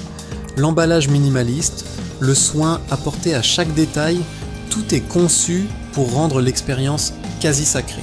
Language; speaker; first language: French; native; French